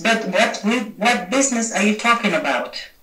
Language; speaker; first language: English; non-native, fluent; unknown